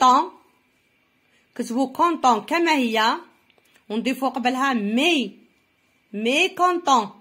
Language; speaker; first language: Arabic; native; Arabic